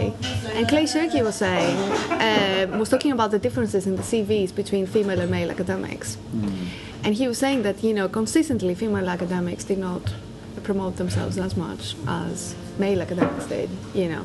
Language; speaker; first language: English; non-native, fluent; Greek